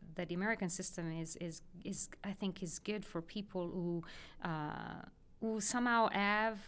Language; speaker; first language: English; non-native, fluent; Italian